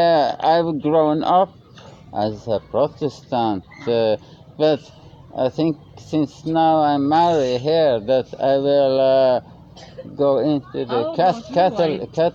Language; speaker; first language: English; non-native, learner; Norwegian